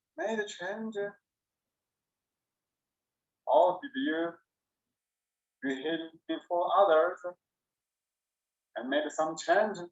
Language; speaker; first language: English; non-native, learner; Chinese